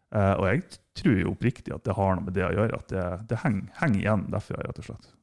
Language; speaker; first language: Norwegian; non-native, fluent; German